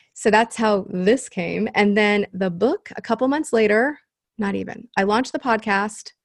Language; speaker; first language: English; native; English